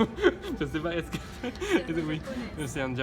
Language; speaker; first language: French; non-native, learner; Chinese